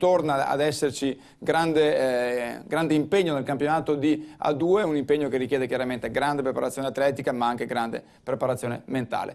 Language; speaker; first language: Italian; native; Italian